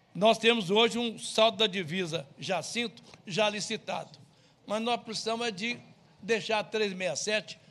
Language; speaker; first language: Portuguese; native; Portuguese